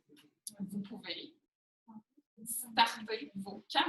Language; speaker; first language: French; native; French